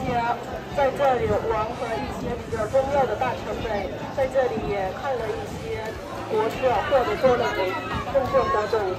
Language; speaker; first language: Chinese; non-native, learner; Korean